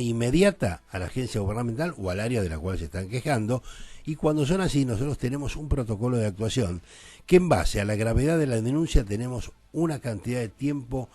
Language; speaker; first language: Spanish; native; Spanish